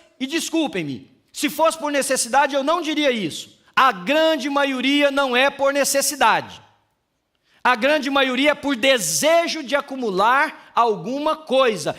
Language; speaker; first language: Portuguese; native; Portuguese